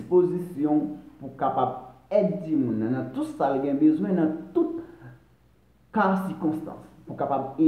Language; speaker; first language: French; non-native, local second language; Haitian Creole